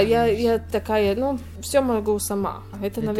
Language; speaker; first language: Russian; non-native, local second language; Latvian